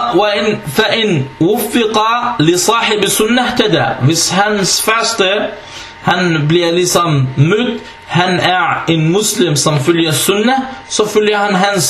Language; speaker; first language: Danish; early bilingual, other home language; Arabic